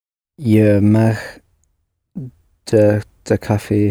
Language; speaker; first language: Dutch; non-native, learner; English